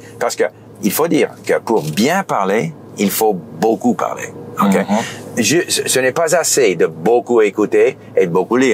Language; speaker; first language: French; non-native, fluent; English